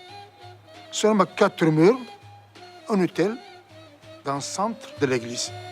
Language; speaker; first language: French; non-native, fluent; Assyrian Neo-Aramaic